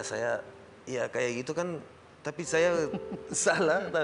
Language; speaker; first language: Indonesian; non-native, learner; Spanish